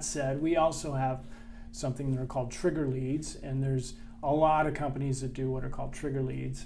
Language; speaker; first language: English; native; English